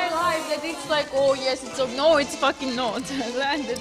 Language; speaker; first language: English; non-native, fluent; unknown